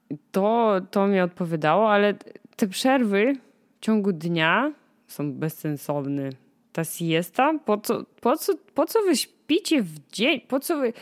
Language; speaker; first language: Polish; non-native, fluent; Russian